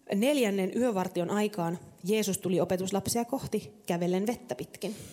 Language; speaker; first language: Finnish; native; Finnish